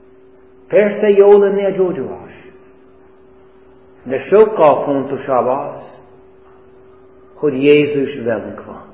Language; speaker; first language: Hungarian; non-native, fluent; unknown